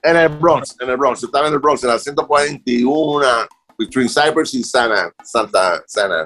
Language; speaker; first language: Spanish; early bilingual, other home language; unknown